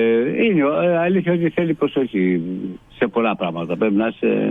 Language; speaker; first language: Greek; non-native, fluent; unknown